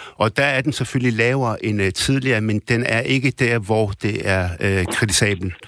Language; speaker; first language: Danish; early bilingual, other home language; Arabic